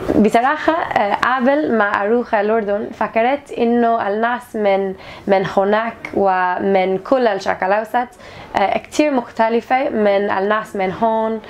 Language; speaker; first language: Arabic; non-native, learner; English